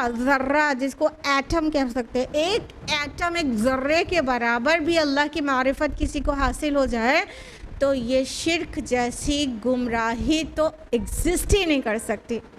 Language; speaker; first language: Urdu; native; Urdu